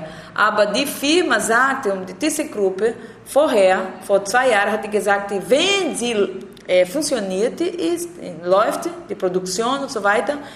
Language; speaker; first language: German; non-native, learner; Portuguese